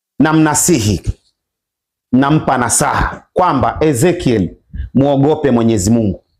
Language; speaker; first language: Swahili; native; Swahili